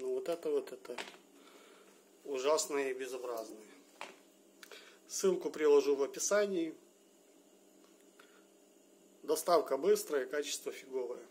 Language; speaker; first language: Russian; native; Russian